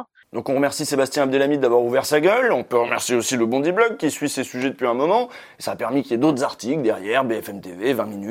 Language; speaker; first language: French; native; French